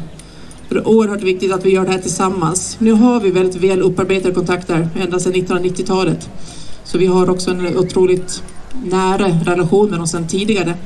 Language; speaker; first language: Swedish; native; Swedish